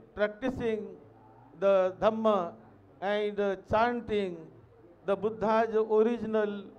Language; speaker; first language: English; non-native, local second language; Hindi